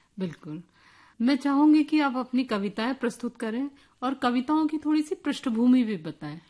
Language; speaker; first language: Hindi; native; Hindi